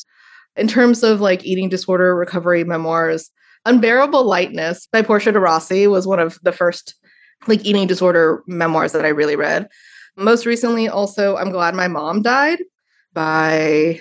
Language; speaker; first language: English; native; English